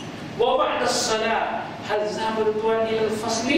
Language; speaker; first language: Arabic; non-native, fluent; Malay